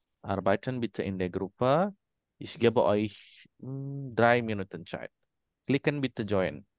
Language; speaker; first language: German; non-native, fluent; Indonesian